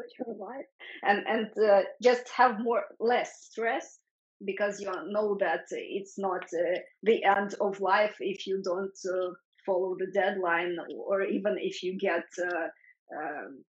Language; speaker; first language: English; non-native, fluent; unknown